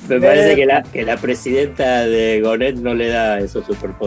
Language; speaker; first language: Spanish; native; Spanish